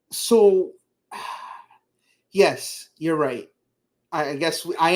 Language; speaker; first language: English; native; English